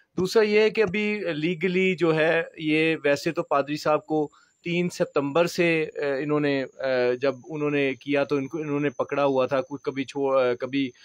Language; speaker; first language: Urdu; non-native, local second language; Punjabi